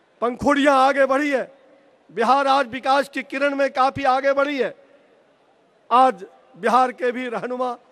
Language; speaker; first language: Hindi; native; Hindi